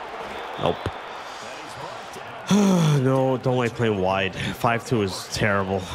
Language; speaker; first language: English; native; English